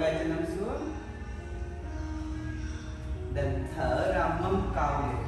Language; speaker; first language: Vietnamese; non-native, learner; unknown